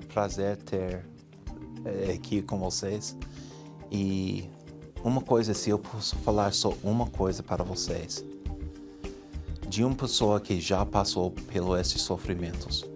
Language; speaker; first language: Portuguese; non-native, fluent; English